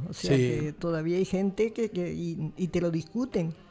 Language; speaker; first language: Spanish; native; Spanish